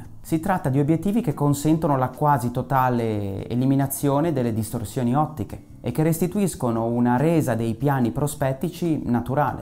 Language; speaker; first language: Italian; native; Italian